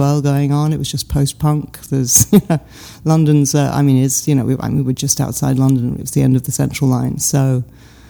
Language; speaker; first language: English; native; English